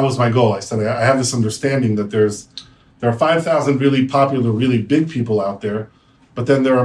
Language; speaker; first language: English; native; English